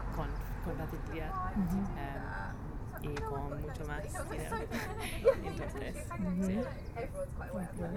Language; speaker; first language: Spanish; non-native, learner; English